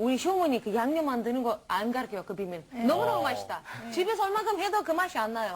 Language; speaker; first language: Korean; non-native, learner; Romanian